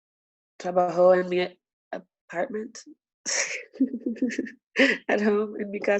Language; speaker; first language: Spanish; non-native, learner; English